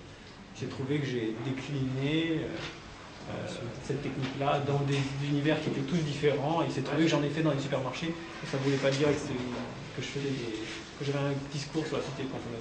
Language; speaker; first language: French; native; French